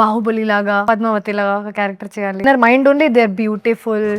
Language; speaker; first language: Telugu; non-native, learner; Hindi